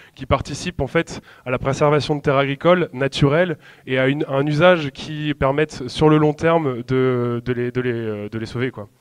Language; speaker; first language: French; native; French